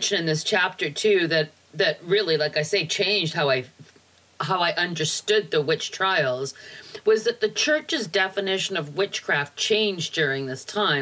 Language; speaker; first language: English; native; English